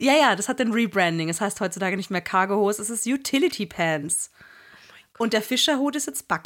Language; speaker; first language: German; native; German